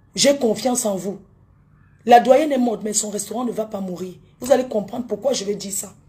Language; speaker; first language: French; native; French